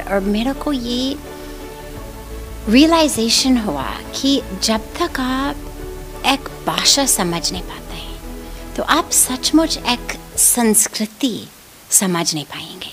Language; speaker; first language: Hindi; non-native, fluent; English